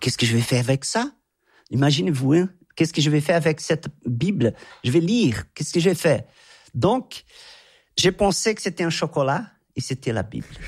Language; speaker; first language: French; non-native, fluent; Portuguese